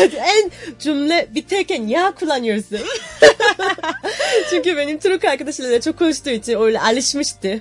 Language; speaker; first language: Turkish; non-native, learner; Korean